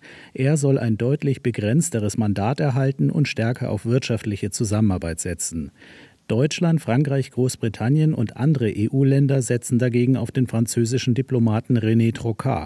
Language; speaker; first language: German; native; German